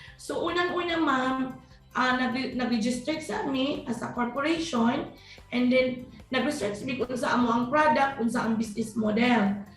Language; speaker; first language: Cebuano; native; Cebuano